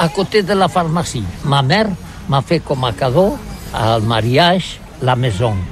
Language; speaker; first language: French; non-native, learner; Catalan